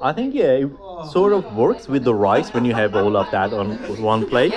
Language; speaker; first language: English; non-native, fluent; Persian